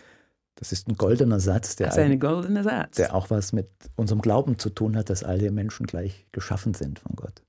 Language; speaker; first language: German; native; German